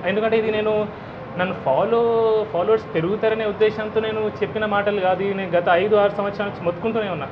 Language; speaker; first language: Telugu; non-native, local second language; Hindi